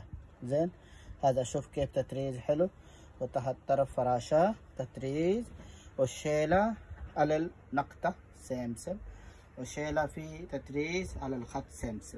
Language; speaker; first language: Arabic; non-native, learner; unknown